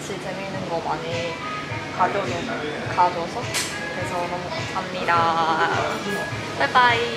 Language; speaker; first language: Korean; non-native, learner; Chinese